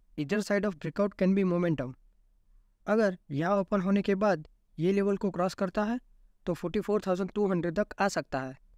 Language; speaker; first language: Hindi; native; Hindi